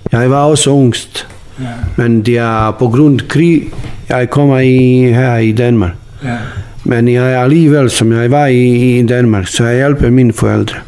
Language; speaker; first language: Danish; non-native, learner; Bosnian